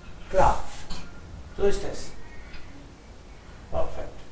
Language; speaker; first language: German; non-native, fluent; Hindi